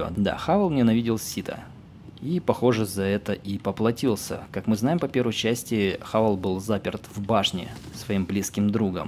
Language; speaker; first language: Russian; native; Russian